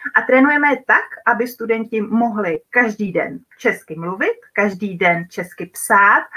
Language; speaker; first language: Czech; native; Czech